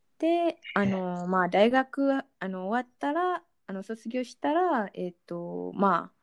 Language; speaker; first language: Japanese; non-native, fluent; Malay